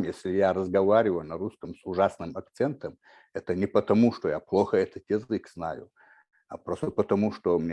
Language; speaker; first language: Russian; non-native, local second language; Chechen